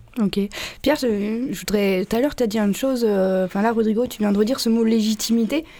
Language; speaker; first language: French; native; French